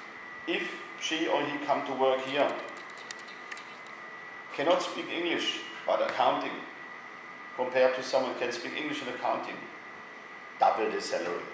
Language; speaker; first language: English; non-native, fluent; German